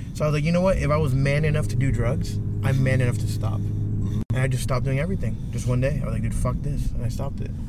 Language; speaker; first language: English; native; English